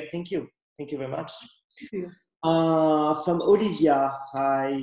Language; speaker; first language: English; non-native, fluent; Malagasy